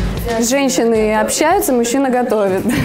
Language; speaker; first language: Russian; native; Russian